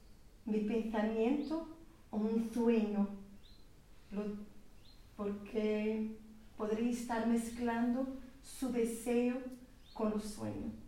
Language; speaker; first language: Spanish; non-native, learner; Portuguese